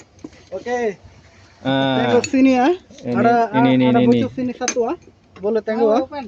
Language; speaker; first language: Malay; non-native, learner; Bangla